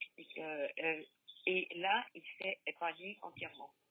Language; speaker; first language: French; non-native, learner; Polish